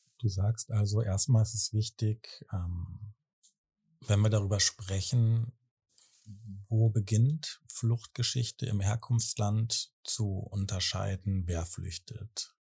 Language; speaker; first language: German; native; German